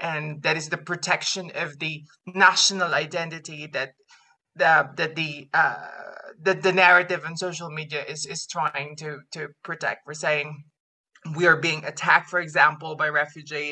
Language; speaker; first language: English; non-native, local second language; Filipino